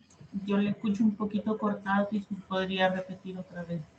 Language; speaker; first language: Spanish; native; Spanish